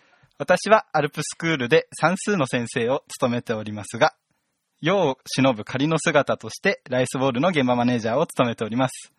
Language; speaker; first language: Japanese; native; Japanese